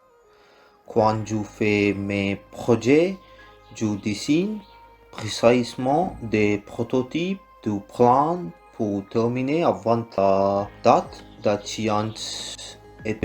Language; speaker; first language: French; non-native, learner; Tamil